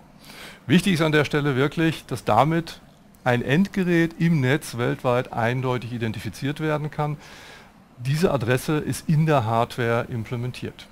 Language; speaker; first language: German; native; German